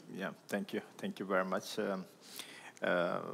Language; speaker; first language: English; non-native, fluent; Turkish